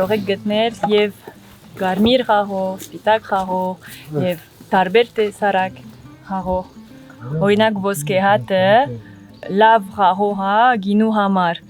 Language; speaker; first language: Armenian; early bilingual, heritage; Armenian